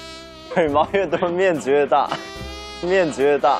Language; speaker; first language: Chinese; native; Chinese